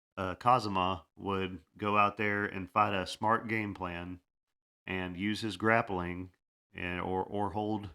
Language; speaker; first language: English; native; English